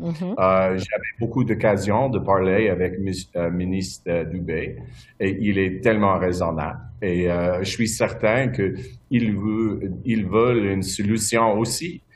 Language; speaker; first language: French; non-native, local second language; English